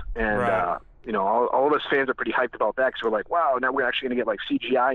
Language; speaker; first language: English; native; English